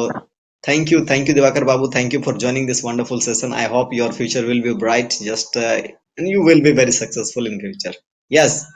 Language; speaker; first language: English; non-native, fluent; Hindi